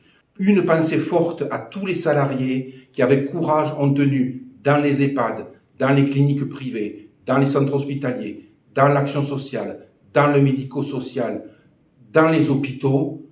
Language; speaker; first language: French; native; French